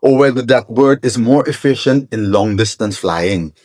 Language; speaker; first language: English; non-native, local second language; Filipino